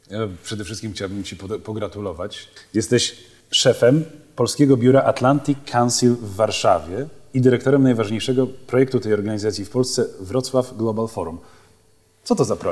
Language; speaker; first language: Polish; native; Polish